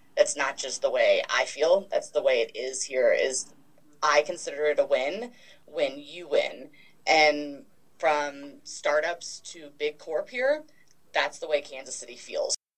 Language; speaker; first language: English; native; English